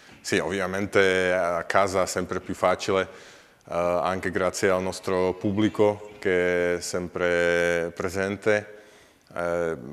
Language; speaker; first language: Italian; non-native, learner; Slovak